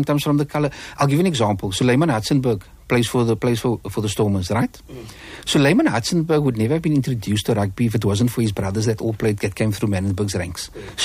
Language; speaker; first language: English; native; English